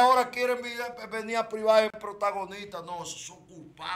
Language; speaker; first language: Spanish; native; Spanish